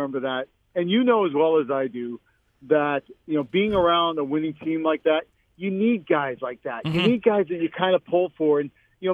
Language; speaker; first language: English; native; English